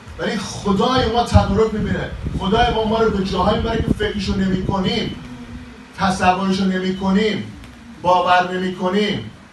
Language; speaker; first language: Persian; native; Persian